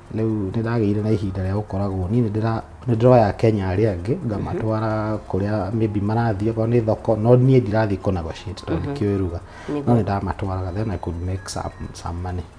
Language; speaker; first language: Kikuyu; native; Kikuyu